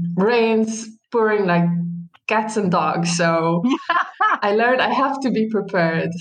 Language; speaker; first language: English; non-native, fluent; Arabic